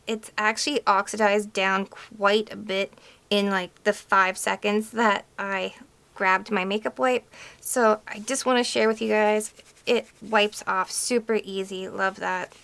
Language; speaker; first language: English; native; English